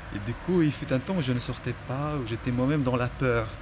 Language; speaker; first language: French; non-native, local second language; Arabic